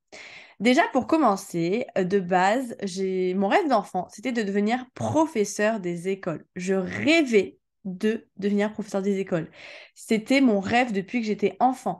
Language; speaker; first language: French; native; French